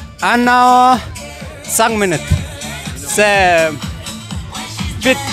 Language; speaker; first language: French; non-native, learner; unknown